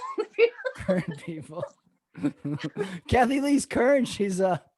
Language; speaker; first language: English; native; English